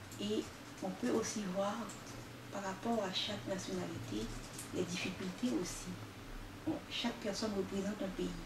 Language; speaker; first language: French; non-native, local second language; Haitian Creole